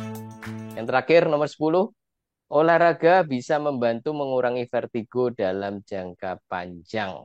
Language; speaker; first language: Indonesian; native; Indonesian